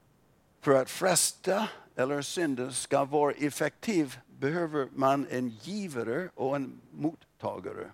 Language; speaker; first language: Swedish; non-native, fluent; English